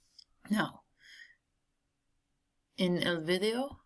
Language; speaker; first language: Spanish; non-native, learner; English